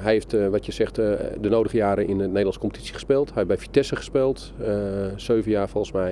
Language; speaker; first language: Dutch; native; Dutch